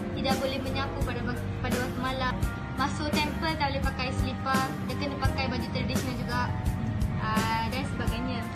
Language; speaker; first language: Malay; non-native, local second language; Tamil